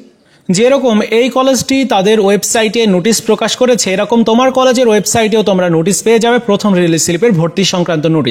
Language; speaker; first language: Bangla; native; Bangla